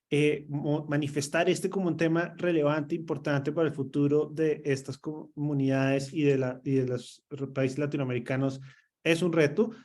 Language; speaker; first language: Spanish; native; Spanish